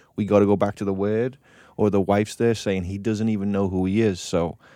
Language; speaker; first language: English; native; English